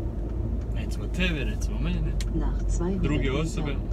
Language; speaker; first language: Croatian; early bilingual, heritage; Croatian